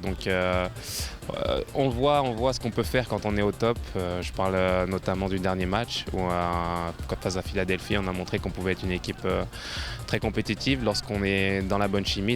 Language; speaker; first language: French; native; French